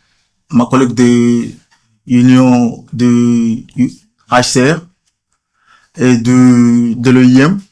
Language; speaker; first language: French; non-native, fluent; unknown